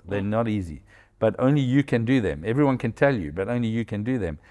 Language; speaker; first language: English; native; English